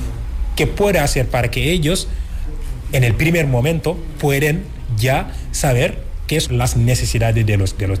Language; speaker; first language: Spanish; non-native, fluent; Wolof